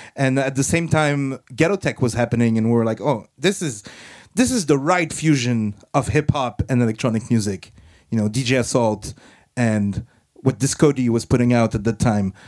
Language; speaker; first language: English; non-native, fluent; French